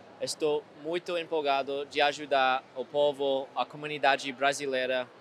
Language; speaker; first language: Portuguese; non-native, fluent; English